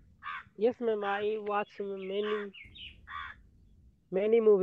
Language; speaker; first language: English; non-native, learner; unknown